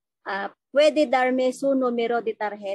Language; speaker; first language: Spanish; non-native, learner; Filipino